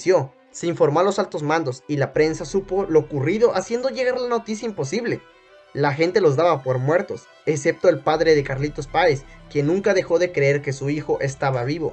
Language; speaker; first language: Spanish; native; Spanish